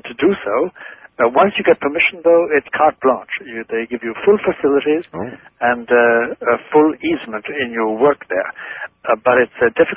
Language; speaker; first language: English; non-native, local second language; Irish